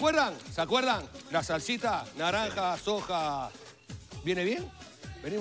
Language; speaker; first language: Spanish; native; Spanish